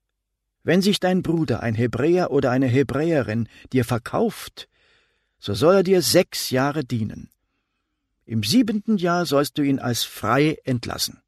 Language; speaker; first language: German; native; German